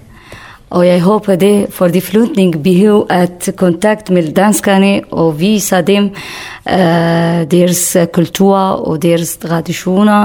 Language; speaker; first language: Danish; non-native, learner; Kurdish